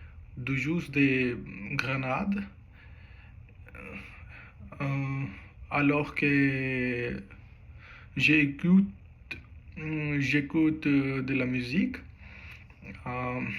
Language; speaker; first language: French; non-native, learner; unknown